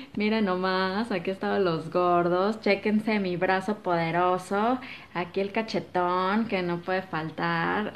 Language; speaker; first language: Spanish; native; Spanish